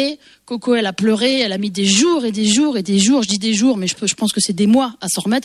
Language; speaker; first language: French; native; French